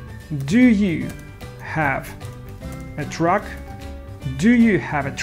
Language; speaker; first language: English; non-native, fluent; Russian